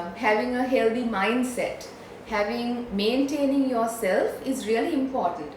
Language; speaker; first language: English; non-native, local second language; Sinhala